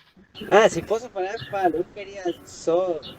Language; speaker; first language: Portuguese; non-native, fluent; Spanish